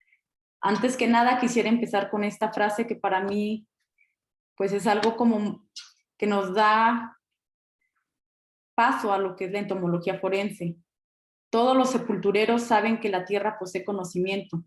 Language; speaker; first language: Spanish; native; Spanish